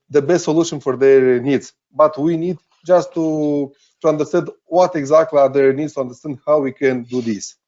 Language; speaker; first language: English; non-native, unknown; Romanian